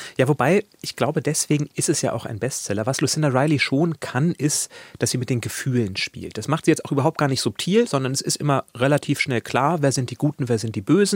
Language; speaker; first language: German; native; German